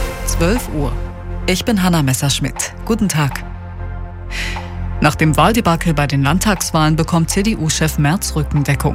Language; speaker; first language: German; native; German